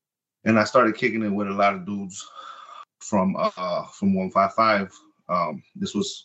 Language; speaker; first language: English; early bilingual, other home language; Spanish